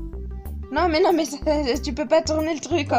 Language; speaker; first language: French; native; French